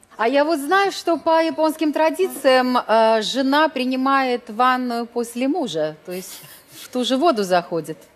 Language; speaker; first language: Russian; native; Russian